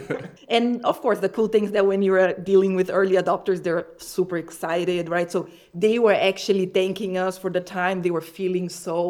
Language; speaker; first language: English; non-native, fluent; Portuguese